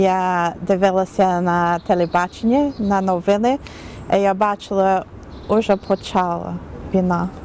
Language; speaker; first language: Ukrainian; non-native, learner; English